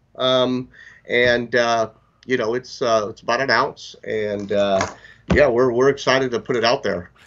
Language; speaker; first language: English; native; English